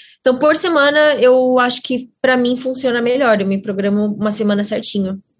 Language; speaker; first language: Portuguese; native; Portuguese